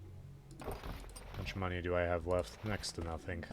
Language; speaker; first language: English; native; English